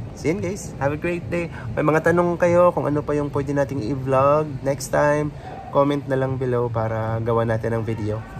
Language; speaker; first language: Filipino; non-native, local second language; Cebuano